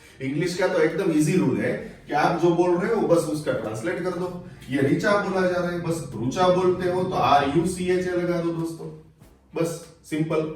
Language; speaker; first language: Hindi; non-native, local second language; Gujarati